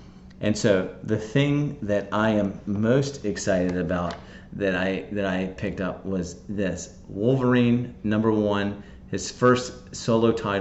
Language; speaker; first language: English; native; English